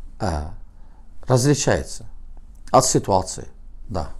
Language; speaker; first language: Russian; non-native, learner; Azerbaijani